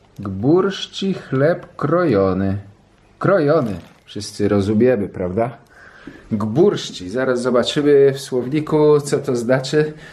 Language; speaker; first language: Polish; native; Polish